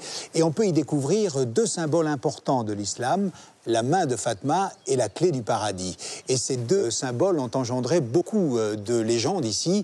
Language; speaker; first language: French; native; French